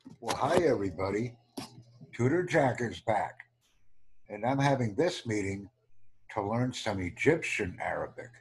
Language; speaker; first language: English; native; English